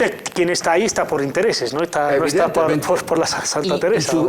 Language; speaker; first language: Spanish; native; Spanish